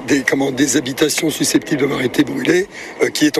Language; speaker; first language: French; native; French